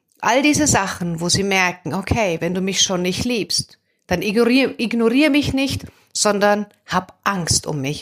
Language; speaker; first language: German; native; German